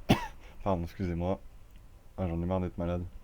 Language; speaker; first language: French; native; French